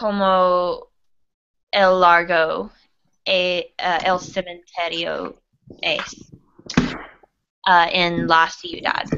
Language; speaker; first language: Spanish; non-native, learner; English